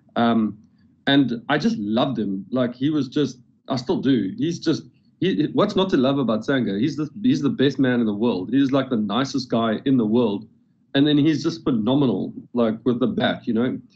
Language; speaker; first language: English; native; English